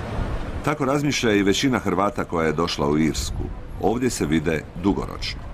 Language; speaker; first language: Croatian; native; Croatian